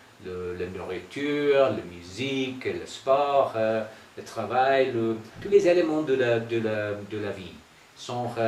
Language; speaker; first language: French; non-native, fluent; English